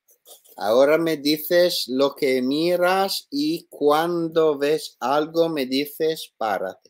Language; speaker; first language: Spanish; non-native, learner; Italian